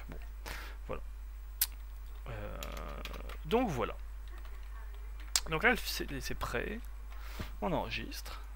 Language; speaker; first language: French; native; French